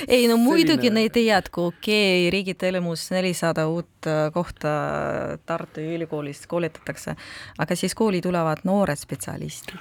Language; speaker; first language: Estonian; non-native, local second language; Russian